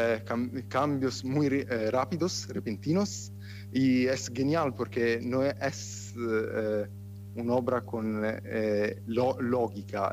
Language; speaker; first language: Spanish; non-native, fluent; Italian